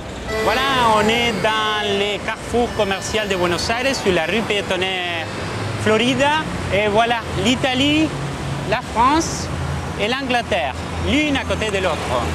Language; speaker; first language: French; non-native, fluent; Spanish